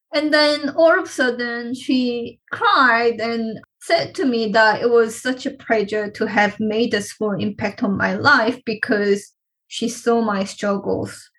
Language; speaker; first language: English; non-native, fluent; Korean